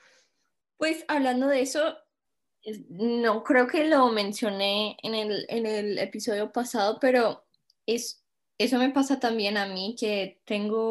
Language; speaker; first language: Spanish; non-native, fluent; English